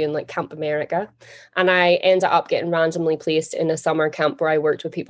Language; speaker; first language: English; native; English